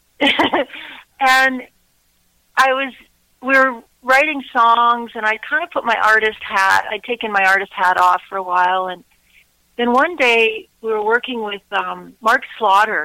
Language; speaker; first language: English; native; English